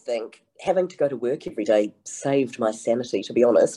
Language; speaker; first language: English; native; English